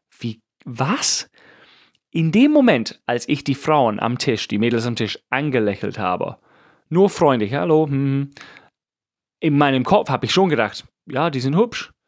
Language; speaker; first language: German; non-native, fluent; English